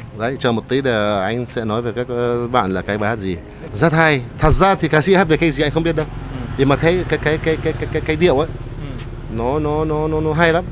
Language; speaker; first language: Vietnamese; non-native, fluent; Arabic